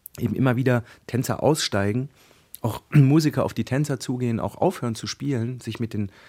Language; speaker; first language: German; native; German